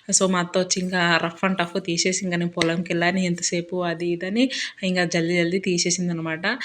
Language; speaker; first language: Telugu; non-native, local second language; Lambadi